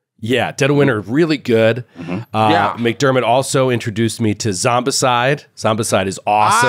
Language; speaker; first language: English; native; English